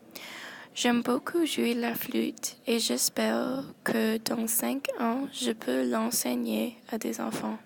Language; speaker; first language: French; non-native, local second language; English